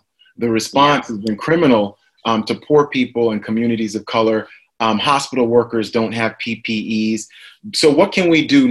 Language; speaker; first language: English; native; English